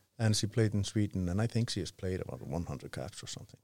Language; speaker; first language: English; non-native, fluent; Icelandic